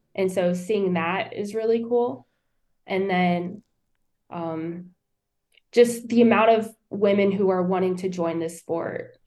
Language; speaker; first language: English; native; English